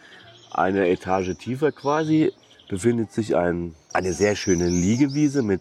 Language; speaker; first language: German; native; German